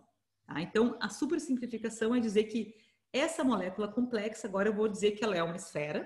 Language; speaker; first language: Portuguese; native; Portuguese